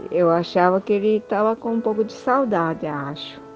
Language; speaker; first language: Portuguese; early bilingual, other home language; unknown